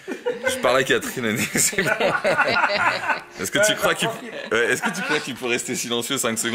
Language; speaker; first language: French; native; French